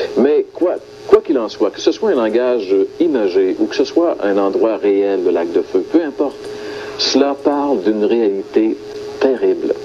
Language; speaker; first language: French; native; French